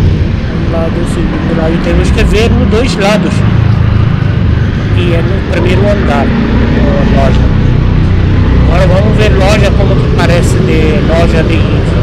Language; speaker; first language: Portuguese; non-native, fluent; Hindi